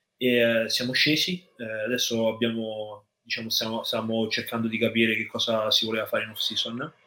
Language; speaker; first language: Italian; native; Italian